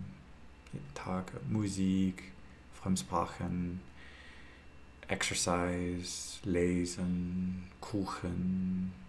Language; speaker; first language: German; non-native, learner; English